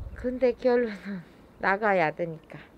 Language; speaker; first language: Korean; non-native, learner; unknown